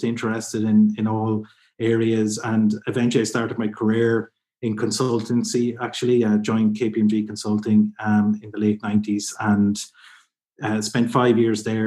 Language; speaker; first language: English; native; English